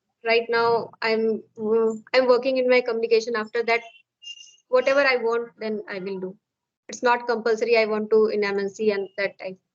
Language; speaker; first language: English; non-native, learner; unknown